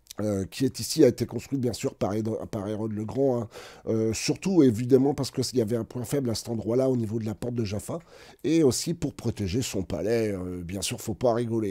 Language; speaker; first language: French; native; French